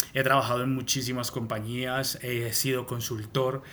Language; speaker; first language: Spanish; native; Spanish